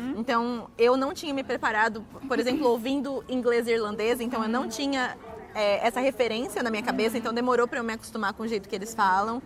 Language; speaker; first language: Portuguese; native; Portuguese